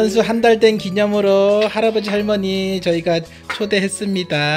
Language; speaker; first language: Korean; native; Korean